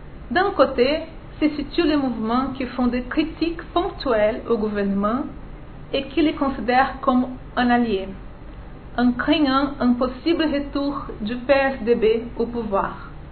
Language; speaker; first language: French; non-native, fluent; Portuguese